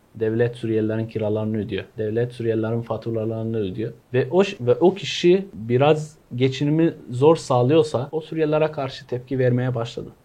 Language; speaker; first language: Turkish; non-native, fluent; Arabic